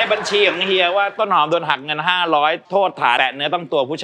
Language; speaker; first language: Thai; native; Thai